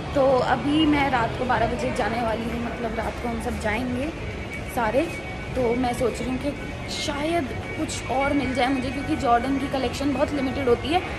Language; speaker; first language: Hindi; native; Hindi